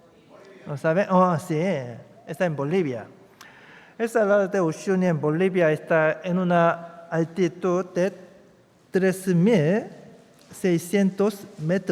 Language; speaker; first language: Spanish; non-native, fluent; Korean